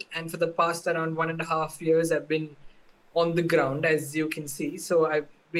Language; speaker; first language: English; non-native, local second language; Tamil